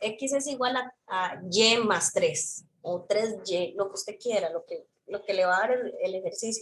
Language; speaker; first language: Spanish; native; Spanish